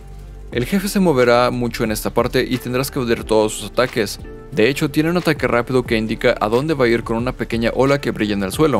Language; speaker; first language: Spanish; native; Spanish